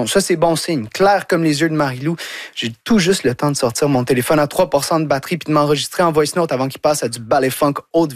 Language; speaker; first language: French; native; French